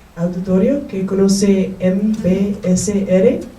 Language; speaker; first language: Spanish; non-native, learner; English